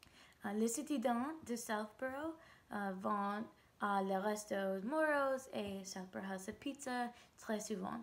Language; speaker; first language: French; non-native, learner; English